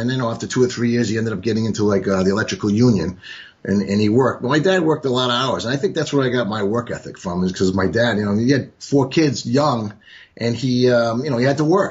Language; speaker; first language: English; native; English